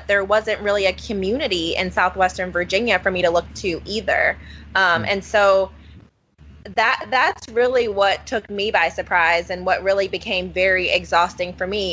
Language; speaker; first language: English; native; English